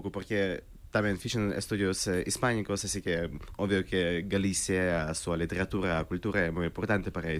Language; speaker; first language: Galician; non-native, fluent; Russian